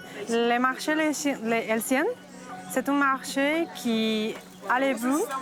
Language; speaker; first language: French; non-native, fluent; Spanish